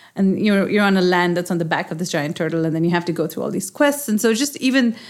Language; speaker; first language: English; non-native, local second language; Urdu